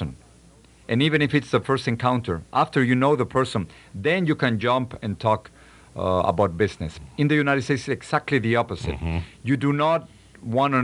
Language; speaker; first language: English; non-native, fluent; Spanish